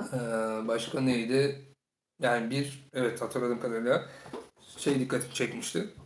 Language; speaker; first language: Turkish; native; Turkish